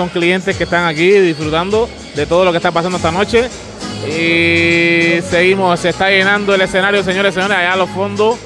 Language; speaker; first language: Spanish; native; Spanish